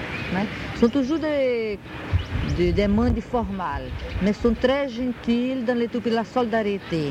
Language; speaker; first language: French; non-native, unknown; Portuguese